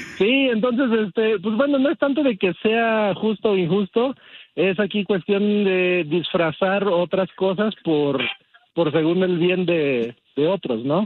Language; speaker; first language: Spanish; early bilingual, heritage; Spanish